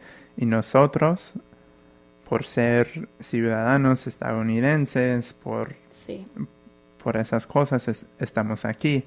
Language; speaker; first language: Spanish; non-native, fluent; English